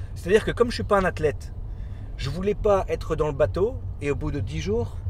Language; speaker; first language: French; native; French